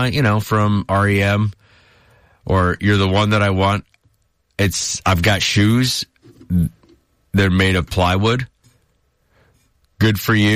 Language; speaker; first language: English; native; English